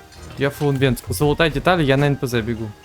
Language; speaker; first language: Russian; native; Russian